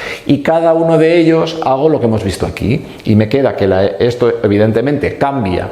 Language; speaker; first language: Spanish; native; Spanish